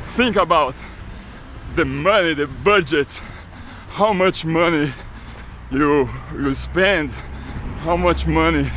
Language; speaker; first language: English; non-native, learner; Portuguese